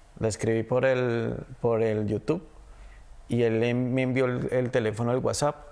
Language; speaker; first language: Spanish; native; Spanish